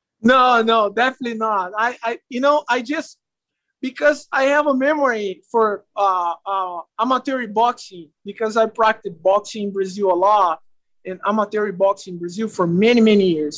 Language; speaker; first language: English; non-native, learner; Portuguese